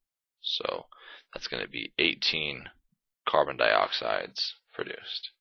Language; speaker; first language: English; native; English